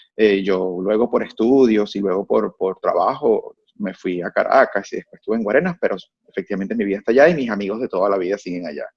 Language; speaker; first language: Spanish; native; Spanish